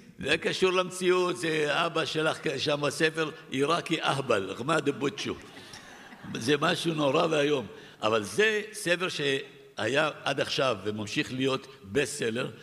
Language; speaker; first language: Hebrew; early bilingual, other home language; Arabic